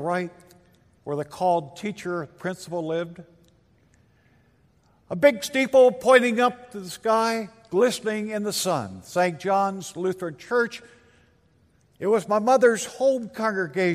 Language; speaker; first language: English; native; English